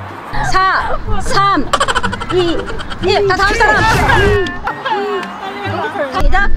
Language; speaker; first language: Korean; native; Korean